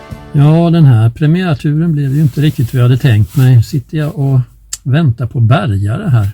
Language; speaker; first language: Swedish; native; Swedish